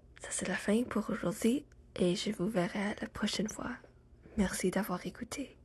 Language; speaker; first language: French; non-native, learner; English